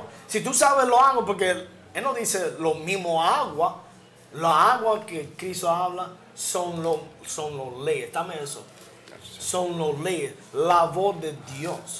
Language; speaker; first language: Spanish; non-native, learner; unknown